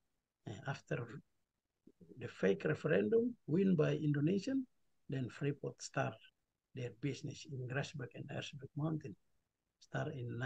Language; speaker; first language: English; non-native, learner; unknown